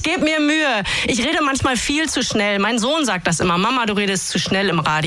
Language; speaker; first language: German; native; German